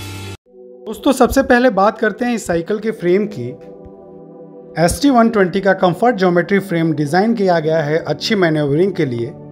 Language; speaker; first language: Hindi; native; Hindi